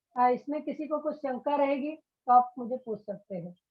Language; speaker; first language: Hindi; non-native, local second language; Marathi